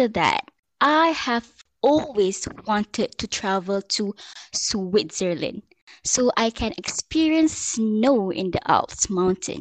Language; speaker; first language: English; non-native, local second language; Malay